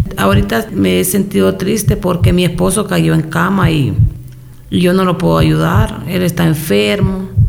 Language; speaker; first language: Spanish; native; Spanish